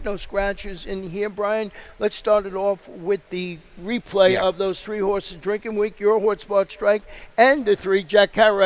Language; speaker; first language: English; native; English